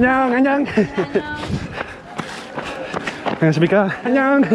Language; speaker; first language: Korean; non-native, learner; Dutch